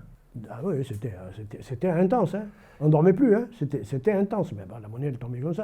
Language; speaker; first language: French; native; French